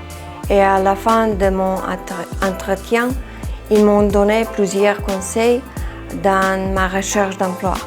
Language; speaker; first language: French; non-native, fluent; Serbian